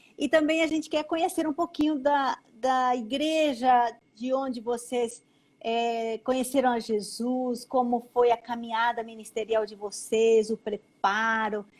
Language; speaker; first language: Portuguese; native; Portuguese